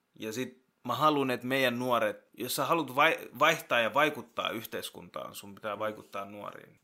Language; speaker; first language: Finnish; early bilingual, other home language; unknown